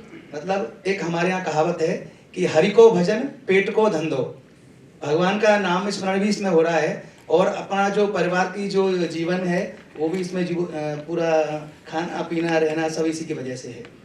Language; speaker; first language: Hindi; native; Hindi